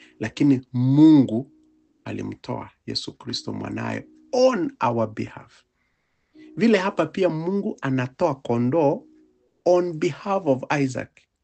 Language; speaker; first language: Swahili; native; Swahili